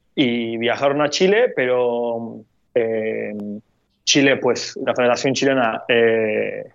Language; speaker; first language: Spanish; non-native, fluent; Turkish